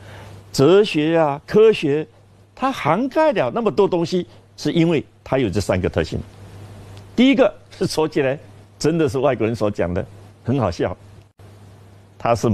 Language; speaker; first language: Chinese; native; Chinese